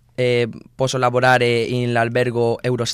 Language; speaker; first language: Italian; non-native, learner; Spanish